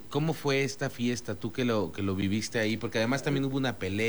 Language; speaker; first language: Spanish; native; Spanish